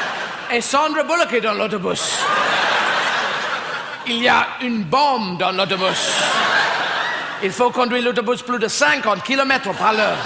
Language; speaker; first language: French; non-native, learner; English